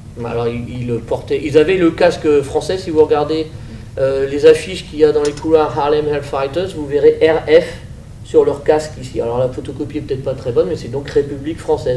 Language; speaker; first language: French; native; French